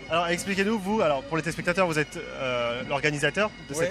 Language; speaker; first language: French; native; French